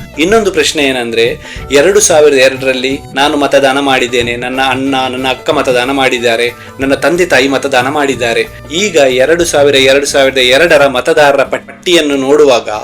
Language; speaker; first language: Kannada; non-native, local second language; Tulu